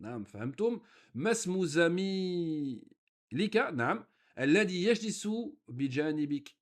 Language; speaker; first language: Arabic; non-native, fluent; French